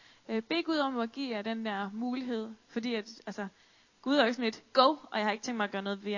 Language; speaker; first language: Danish; native; Danish